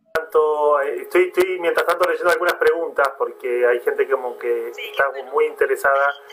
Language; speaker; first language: Spanish; native; Spanish